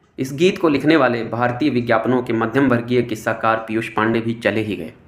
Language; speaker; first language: Hindi; native; Hindi